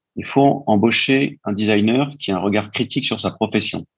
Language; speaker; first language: French; native; French